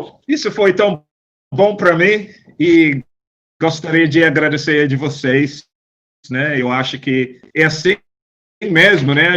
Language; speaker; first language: Portuguese; non-native, fluent; English